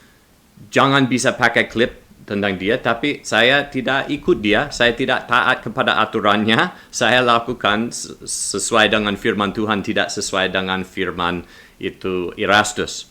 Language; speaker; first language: Indonesian; non-native, learner; English